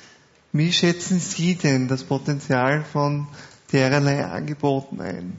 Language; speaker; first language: German; native; German